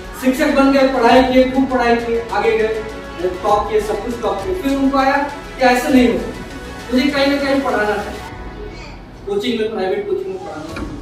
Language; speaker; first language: Hindi; native; Hindi